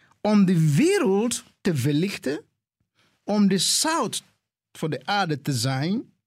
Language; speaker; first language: Dutch; non-native, fluent; English